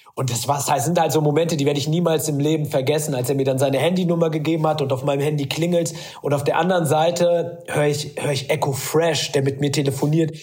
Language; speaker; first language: German; early bilingual, other home language; Arabic